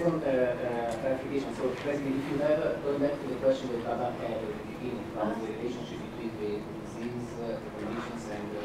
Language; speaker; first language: English; non-native, fluent; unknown